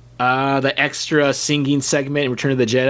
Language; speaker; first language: English; native; English